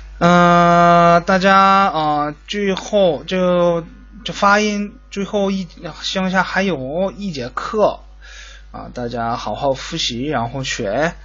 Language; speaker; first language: Chinese; non-native, fluent; Korean